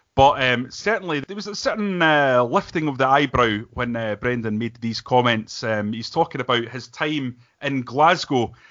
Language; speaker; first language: English; native; English